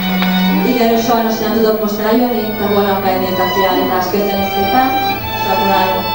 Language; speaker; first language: Hungarian; native; Hungarian